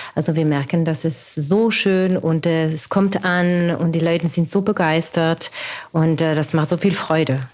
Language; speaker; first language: German; non-native, fluent; French